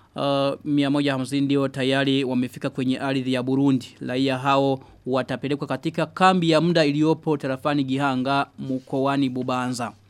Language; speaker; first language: Swahili; non-native, local second language; Rundi